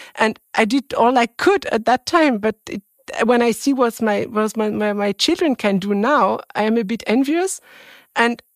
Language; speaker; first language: English; non-native, fluent; French